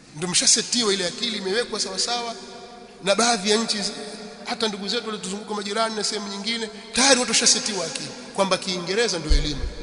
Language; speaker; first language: Swahili; native; Swahili